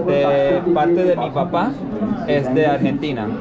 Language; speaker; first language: Spanish; early bilingual, heritage; Spanish